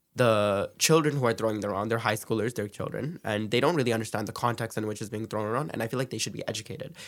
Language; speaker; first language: English; native; English